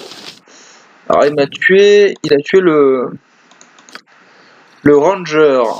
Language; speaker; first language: French; native; French